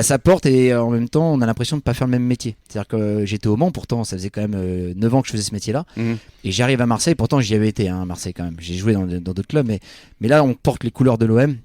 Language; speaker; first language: French; native; French